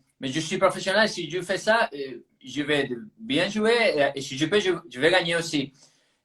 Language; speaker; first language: French; non-native, fluent; Spanish